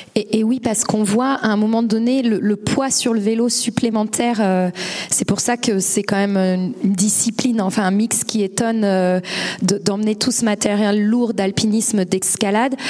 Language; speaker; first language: French; native; French